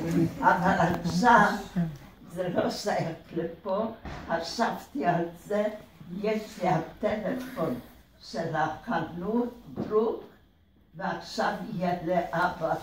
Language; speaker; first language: Hebrew; early bilingual, other home language; Hungarian